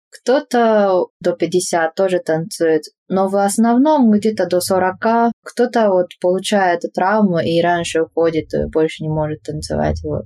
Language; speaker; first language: Russian; non-native, fluent; Japanese